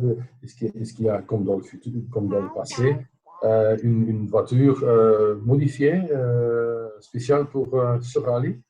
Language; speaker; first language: French; non-native, local second language; Dutch